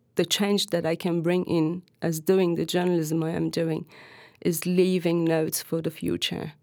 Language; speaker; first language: English; non-native, fluent; Turkish